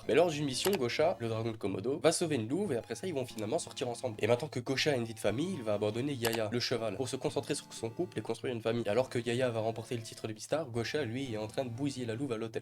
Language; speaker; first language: French; native; French